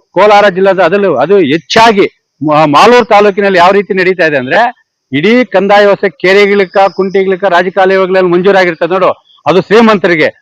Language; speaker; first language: Kannada; native; Kannada